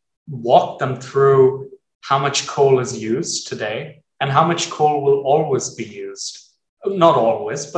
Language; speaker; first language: English; native; English